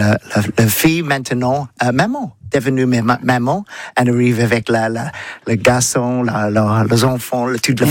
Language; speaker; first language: French; non-native, learner; English